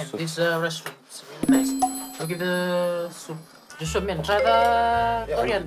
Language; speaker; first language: English; non-native, local second language; Fijian